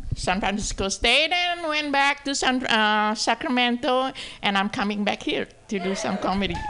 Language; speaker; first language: English; non-native, fluent; Indonesian